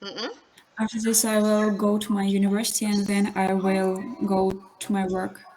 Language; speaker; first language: English; non-native, fluent; Russian